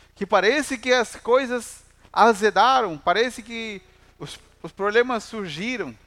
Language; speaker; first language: Portuguese; non-native, fluent; Spanish